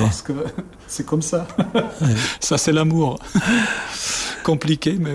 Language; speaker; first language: French; non-native, fluent; German